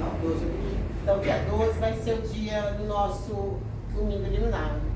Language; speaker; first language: Portuguese; native; Portuguese